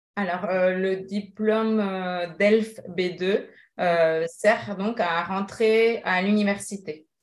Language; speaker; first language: French; non-native, fluent; Spanish